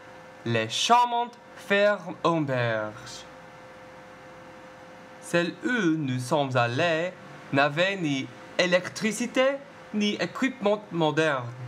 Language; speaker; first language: French; non-native, learner; English